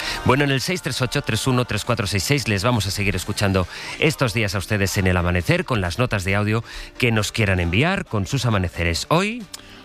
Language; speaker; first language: Spanish; native; Spanish